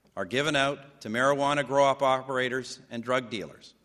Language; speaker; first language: English; native; English